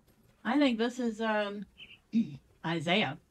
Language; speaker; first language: English; native; English